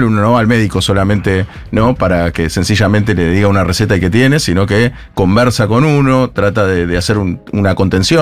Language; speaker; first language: Spanish; native; Spanish